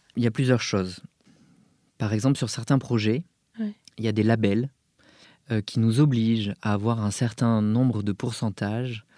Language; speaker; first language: French; native; French